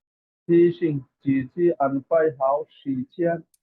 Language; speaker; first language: Chinese; non-native, learner; Bangla